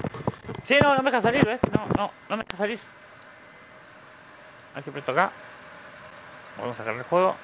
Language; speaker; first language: Spanish; native; Spanish